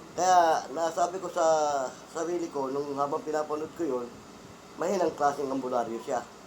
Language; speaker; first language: Filipino; non-native, local second language; Cebuano